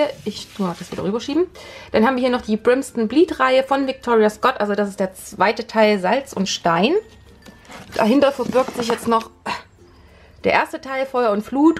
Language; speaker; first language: German; native; German